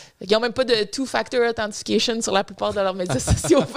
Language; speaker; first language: French; native; French